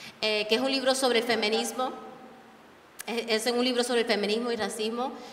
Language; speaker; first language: Spanish; early bilingual, heritage; Spanish